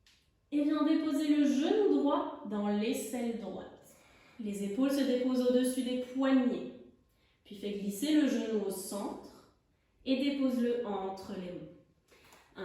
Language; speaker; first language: French; native; French